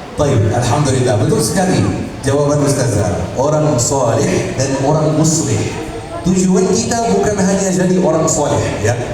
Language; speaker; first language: Indonesian; non-native, fluent; Arabic